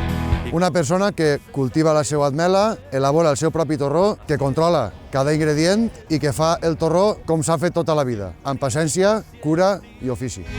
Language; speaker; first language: Catalan; native; Catalan